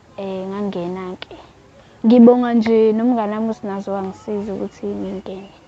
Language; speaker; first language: Zulu; native; Zulu